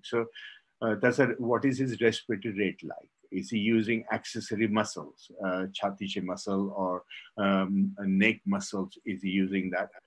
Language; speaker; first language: English; non-native, local second language; Marathi